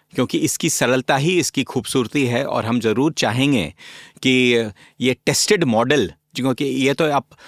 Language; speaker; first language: Hindi; native; Hindi